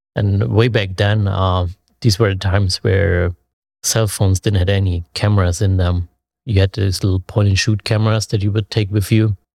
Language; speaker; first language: English; non-native, fluent; German